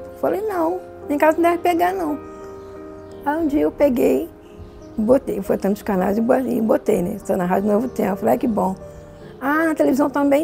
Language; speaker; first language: Portuguese; native; Portuguese